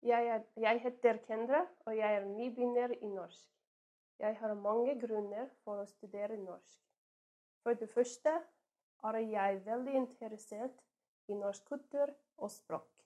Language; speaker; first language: Norwegian; non-native, learner; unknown